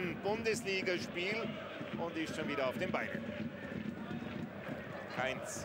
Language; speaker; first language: German; native; German